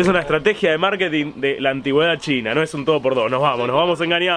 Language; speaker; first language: Spanish; native; Spanish